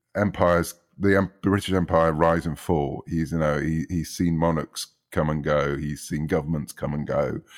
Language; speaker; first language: English; native; English